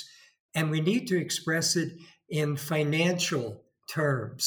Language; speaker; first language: English; native; English